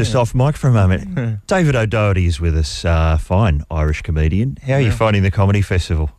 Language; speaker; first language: English; native; English